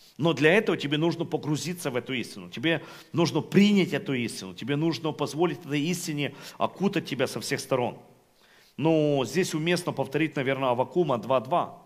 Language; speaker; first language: Russian; non-native, local second language; Ukrainian